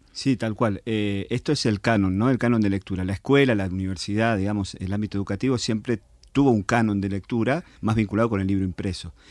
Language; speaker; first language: Spanish; native; Spanish